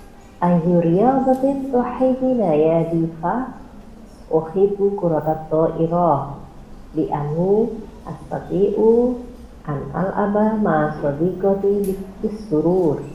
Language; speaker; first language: Arabic; non-native, learner; Indonesian